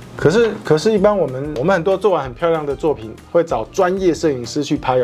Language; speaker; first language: Chinese; native; Chinese